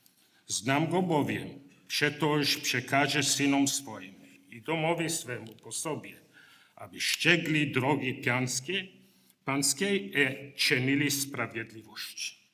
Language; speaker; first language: Polish; non-native, learner; English